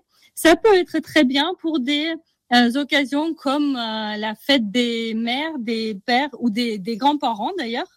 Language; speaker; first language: French; native; French